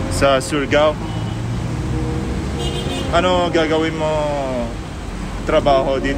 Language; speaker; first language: Filipino; non-native, learner; Arabic